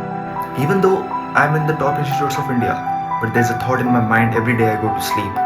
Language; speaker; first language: English; non-native, local second language; Hindi